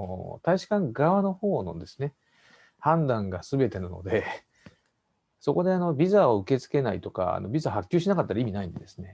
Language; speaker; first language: Japanese; native; Japanese